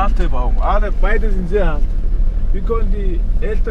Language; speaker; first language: German; non-native, fluent; Mongolian